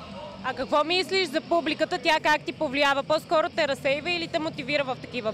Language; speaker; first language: Bulgarian; native; Bulgarian